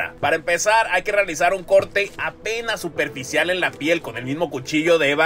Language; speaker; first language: Spanish; native; Spanish